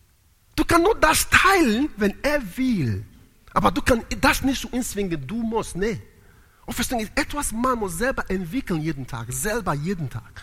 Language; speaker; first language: German; non-native, learner; Italian